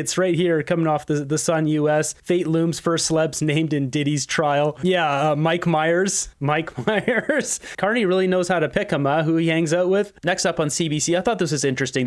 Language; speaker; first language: English; native; English